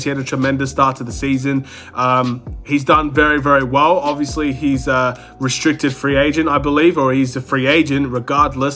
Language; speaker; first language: English; native; English